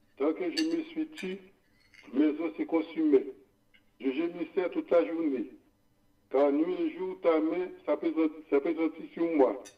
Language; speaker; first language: French; non-native, local second language; Haitian Creole